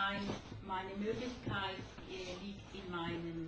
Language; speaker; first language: German; non-native, fluent; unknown